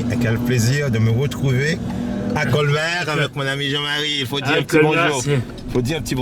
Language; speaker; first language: French; non-native, local second language; Haitian Creole